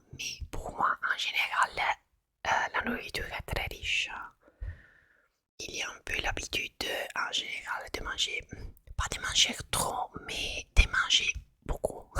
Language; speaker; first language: French; non-native, fluent; Italian